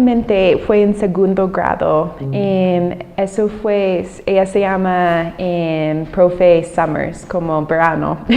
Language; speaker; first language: Spanish; non-native, fluent; English